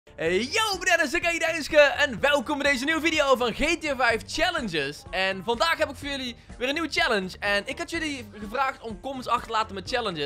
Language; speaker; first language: Dutch; native; Dutch